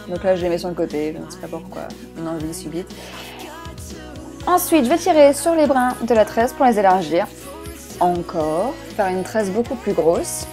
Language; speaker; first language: French; native; French